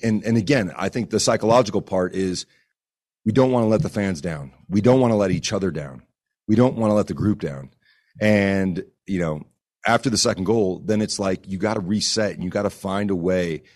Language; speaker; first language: English; early bilingual, other home language; Spanish